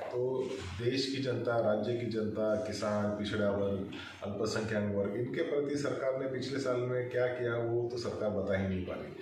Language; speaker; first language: Hindi; non-native, local second language; Marathi